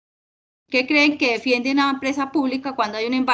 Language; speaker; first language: Spanish; native; Spanish